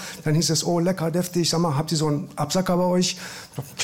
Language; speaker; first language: German; early bilingual, other home language; Persian